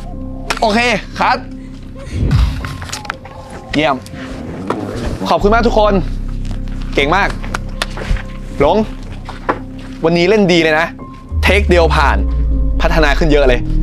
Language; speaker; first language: Thai; native; Thai